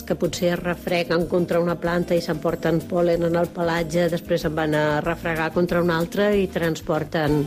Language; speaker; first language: Catalan; native; Catalan